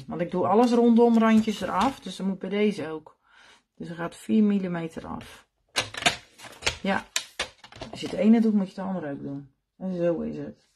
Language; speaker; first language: Dutch; native; Dutch